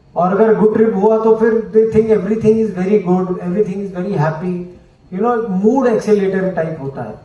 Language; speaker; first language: Hindi; non-native, local second language; Marathi